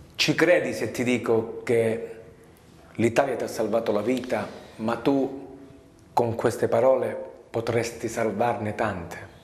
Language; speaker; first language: Italian; native; Italian